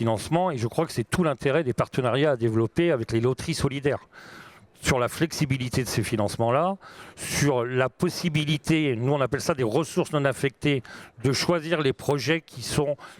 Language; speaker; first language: French; native; French